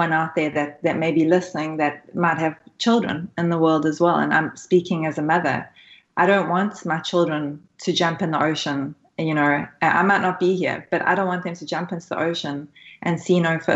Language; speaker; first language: English; native; English